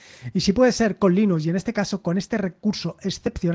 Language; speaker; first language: Spanish; native; Spanish